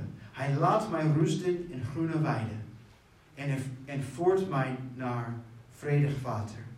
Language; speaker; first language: Dutch; non-native, fluent; English